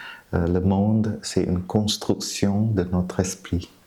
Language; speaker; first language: French; non-native, fluent; Vietnamese